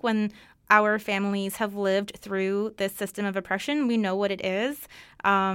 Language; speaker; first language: English; non-native, fluent; Russian